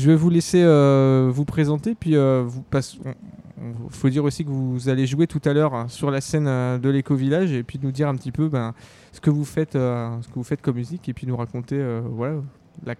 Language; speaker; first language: French; native; French